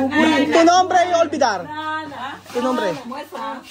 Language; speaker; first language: Spanish; non-native, learner; Filipino